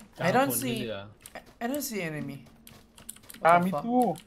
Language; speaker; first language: English; non-native, learner; Thai